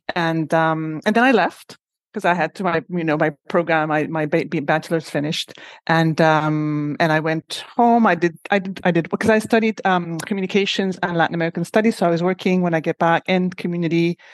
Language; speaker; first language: English; non-native, fluent; Spanish